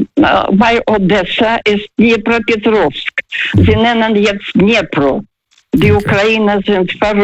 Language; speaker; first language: German; non-native, fluent; Russian